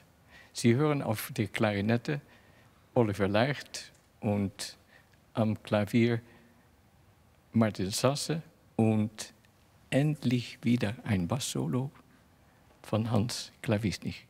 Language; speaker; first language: German; non-native, fluent; Dutch